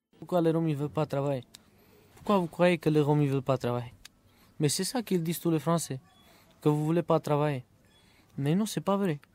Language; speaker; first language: French; non-native, fluent; Romany